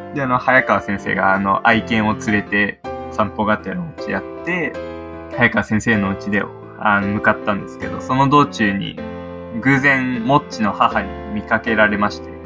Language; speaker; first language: Japanese; native; Japanese